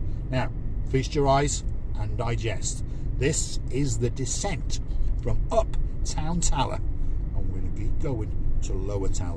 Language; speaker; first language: English; native; English